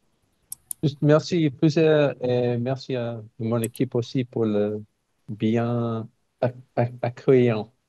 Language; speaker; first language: French; non-native, learner; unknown